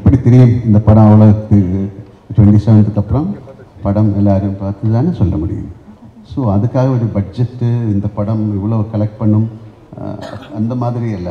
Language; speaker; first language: Tamil; non-native, learner; Malayalam